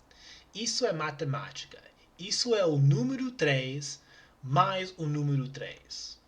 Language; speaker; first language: Portuguese; non-native, learner; English